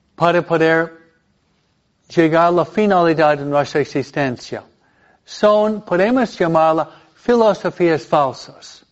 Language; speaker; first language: Spanish; non-native, fluent; English